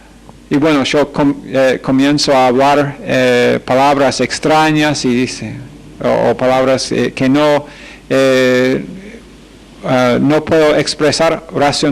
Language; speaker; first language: Spanish; non-native, fluent; English